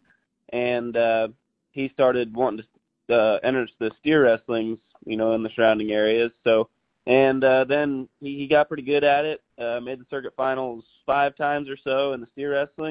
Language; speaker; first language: English; native; English